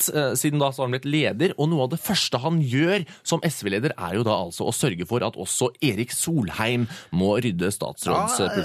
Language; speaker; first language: Norwegian; native; Norwegian